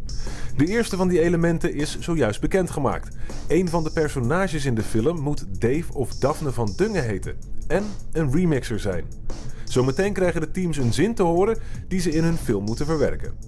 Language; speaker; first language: Dutch; native; Dutch